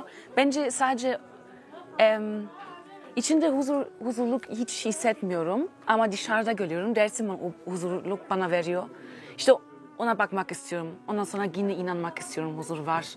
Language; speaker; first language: Turkish; early bilingual, heritage; German